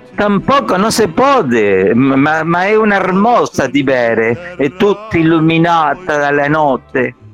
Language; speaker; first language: Spanish; native; Spanish